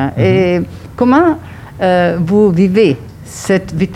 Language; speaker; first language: French; non-native, fluent; Italian